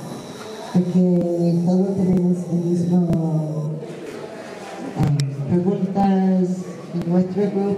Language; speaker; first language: Spanish; non-native, fluent; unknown